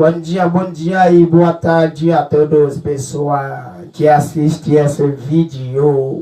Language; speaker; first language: Portuguese; non-native, learner; Haitian Creole